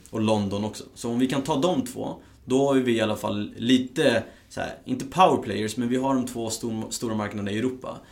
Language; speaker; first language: Swedish; early bilingual, other home language; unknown